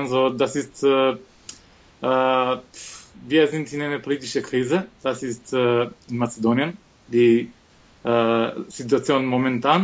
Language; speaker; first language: German; non-native, fluent; Macedonian